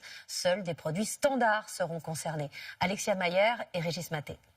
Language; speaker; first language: French; native; French